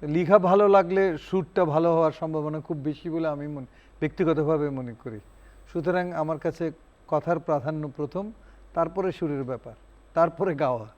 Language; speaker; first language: Bangla; non-native, local second language; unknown